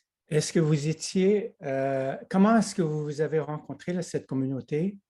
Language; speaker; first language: French; non-native, fluent; English